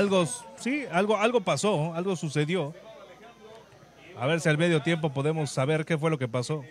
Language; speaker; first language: Spanish; native; Spanish